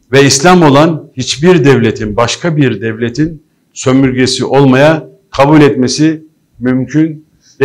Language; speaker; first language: Turkish; native; Turkish